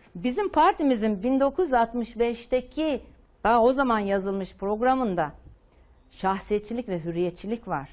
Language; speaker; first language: Turkish; native; Turkish